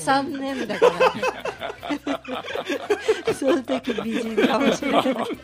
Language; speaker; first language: Japanese; non-native, fluent; Russian